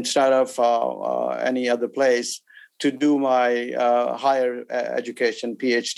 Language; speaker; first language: English; non-native, local second language; Urdu